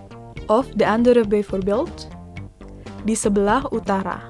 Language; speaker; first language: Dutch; non-native, learner; Indonesian